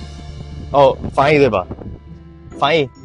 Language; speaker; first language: Chinese; early bilingual, heritage; Chinese